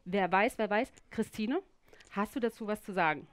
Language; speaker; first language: German; native; German